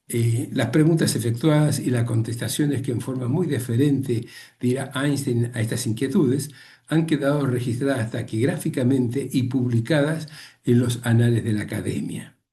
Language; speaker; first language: Spanish; native; Spanish